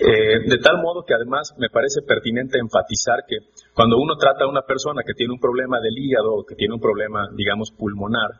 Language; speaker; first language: Spanish; native; Spanish